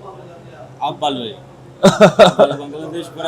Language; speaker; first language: Hindi; non-native, learner; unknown